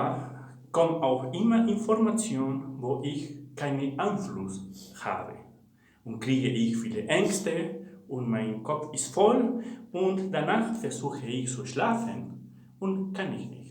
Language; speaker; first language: German; non-native, fluent; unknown